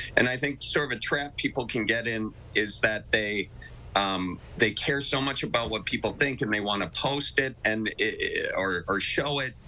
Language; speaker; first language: English; native; English